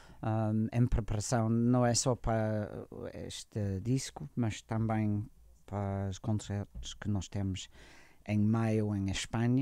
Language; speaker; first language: Portuguese; non-native, learner; English